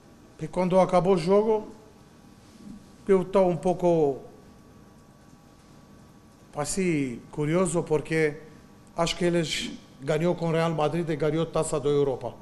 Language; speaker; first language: Portuguese; non-native, learner; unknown